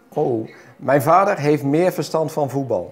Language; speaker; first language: Dutch; native; Dutch